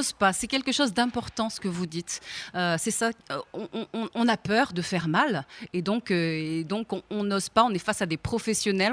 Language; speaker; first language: French; native; French